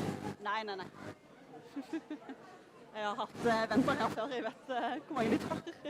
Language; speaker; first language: Norwegian; native; Norwegian